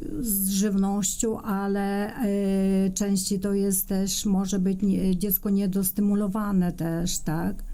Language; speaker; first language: Polish; non-native, fluent; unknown